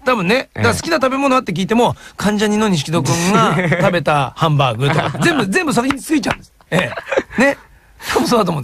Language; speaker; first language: Japanese; native; Japanese